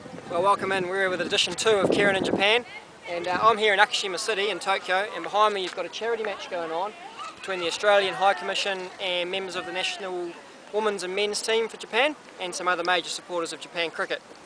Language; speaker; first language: English; native; English